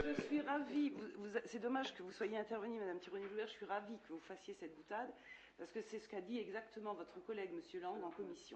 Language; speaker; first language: French; native; French